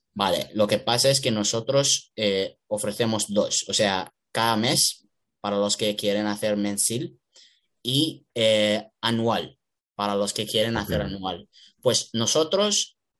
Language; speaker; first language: Spanish; non-native, learner; Italian